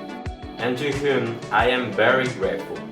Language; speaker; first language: English; non-native, fluent; Spanish